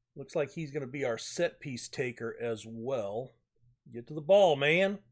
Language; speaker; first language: English; native; English